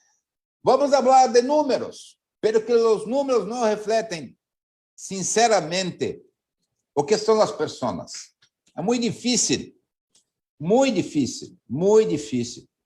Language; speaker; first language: Spanish; non-native, learner; Portuguese